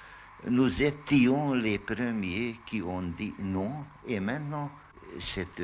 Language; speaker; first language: French; non-native, fluent; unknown